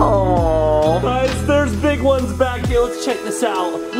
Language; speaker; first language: English; native; English